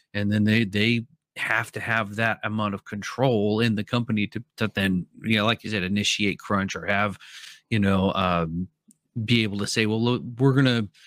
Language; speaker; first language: English; native; English